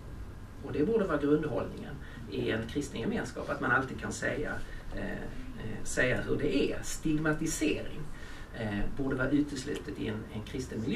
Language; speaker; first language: Swedish; native; Swedish